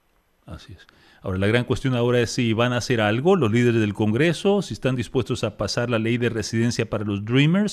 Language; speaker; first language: Spanish; native; Spanish